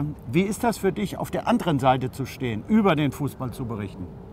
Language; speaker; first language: German; native; German